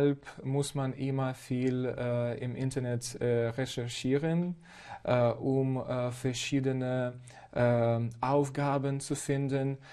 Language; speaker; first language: German; non-native, fluent; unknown